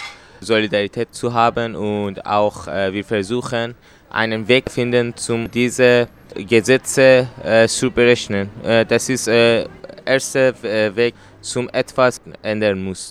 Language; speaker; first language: German; non-native, learner; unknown